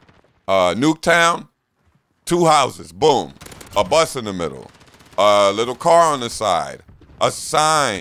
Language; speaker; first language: English; native; English